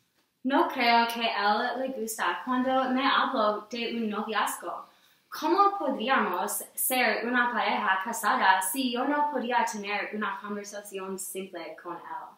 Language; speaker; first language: Spanish; non-native, learner; English